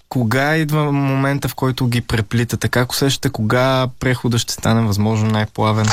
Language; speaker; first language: Bulgarian; native; Bulgarian